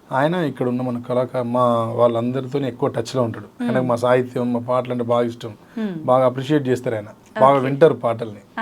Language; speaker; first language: Telugu; native; Telugu